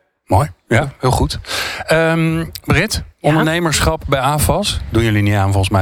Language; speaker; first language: Dutch; native; Dutch